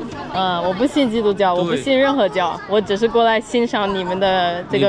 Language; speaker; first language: Chinese; non-native, fluent; English